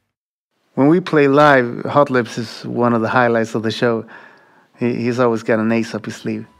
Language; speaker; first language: English; non-native, fluent; Swedish